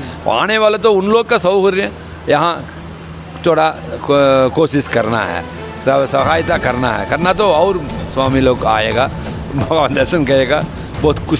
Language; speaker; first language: Hindi; non-native, local second language; Tamil